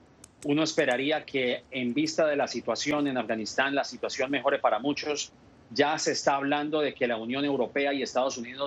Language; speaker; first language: Spanish; native; Spanish